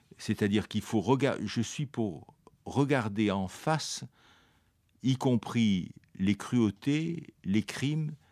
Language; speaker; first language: French; early bilingual, other home language; Italian